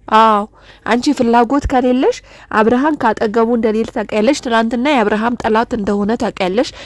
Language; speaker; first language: Amharic; non-native, local second language; Oromo